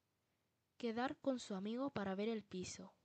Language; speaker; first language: Spanish; non-native, fluent; Bangla